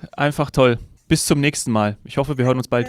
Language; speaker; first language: German; native; German